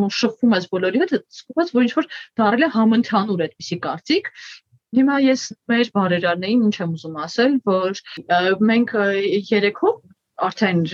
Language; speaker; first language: Armenian; native; Armenian